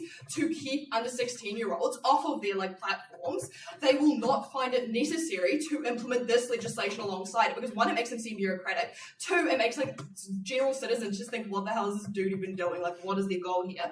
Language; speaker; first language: English; native; English